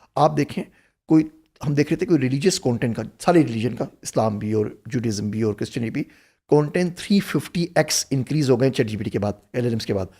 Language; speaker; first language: Urdu; native; Urdu